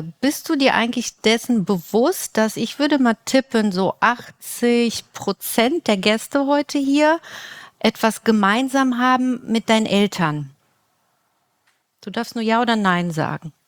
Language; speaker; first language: German; native; German